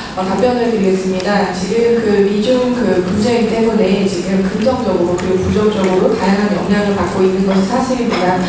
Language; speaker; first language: Korean; native; Korean